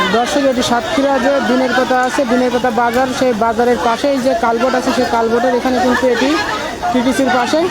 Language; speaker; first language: Bangla; native; Bangla